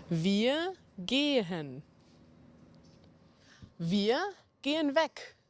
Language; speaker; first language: German; non-native, learner; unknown